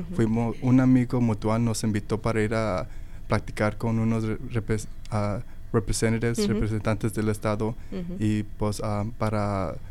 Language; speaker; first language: Spanish; early bilingual, heritage; Spanish